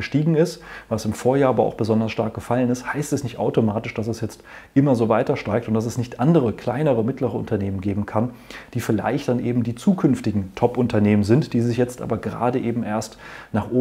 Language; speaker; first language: German; native; German